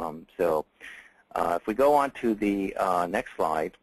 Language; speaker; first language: English; native; English